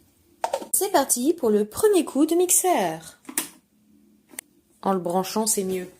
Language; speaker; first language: French; native; French